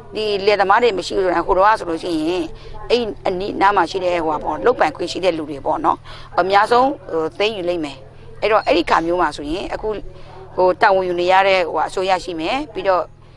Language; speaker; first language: Burmese; non-native, local second language; Karen languages